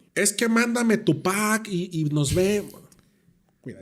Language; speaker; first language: Spanish; native; Spanish